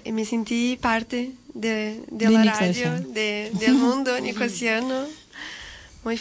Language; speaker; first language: Spanish; non-native, learner; Portuguese